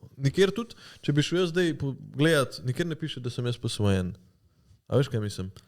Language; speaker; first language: Slovenian; early bilingual, other home language; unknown